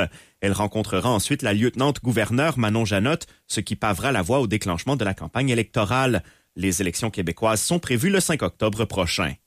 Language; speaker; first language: French; native; French